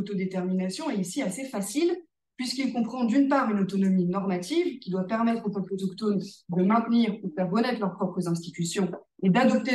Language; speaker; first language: French; native; French